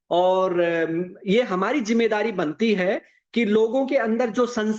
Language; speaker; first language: Hindi; native; Hindi